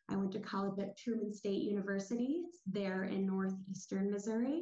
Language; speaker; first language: English; native; English